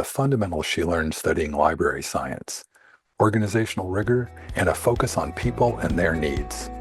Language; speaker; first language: English; native; English